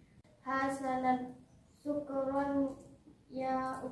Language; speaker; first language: Arabic; non-native, learner; Indonesian